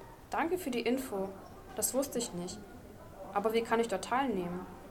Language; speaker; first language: German; non-native, fluent; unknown